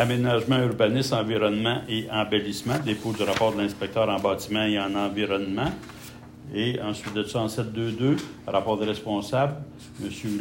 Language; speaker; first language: French; native; French